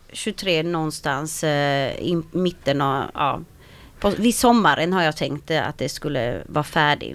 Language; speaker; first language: Swedish; early bilingual, other home language; Romany